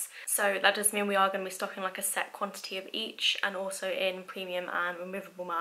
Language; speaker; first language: English; native; English